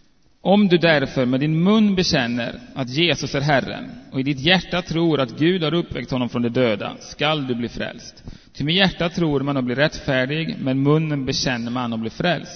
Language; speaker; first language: Swedish; native; Swedish